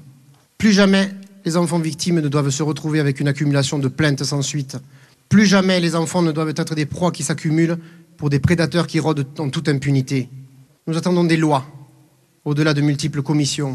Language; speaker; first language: French; native; French